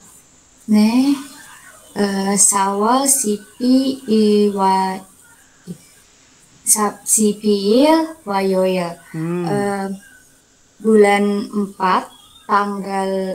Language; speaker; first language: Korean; non-native, learner; Indonesian